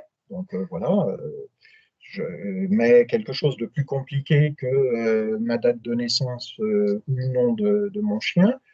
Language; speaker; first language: French; native; French